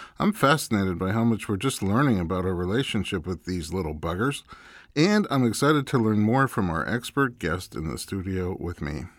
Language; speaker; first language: English; native; English